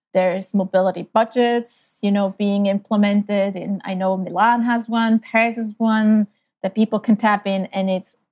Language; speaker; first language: English; non-native, fluent; German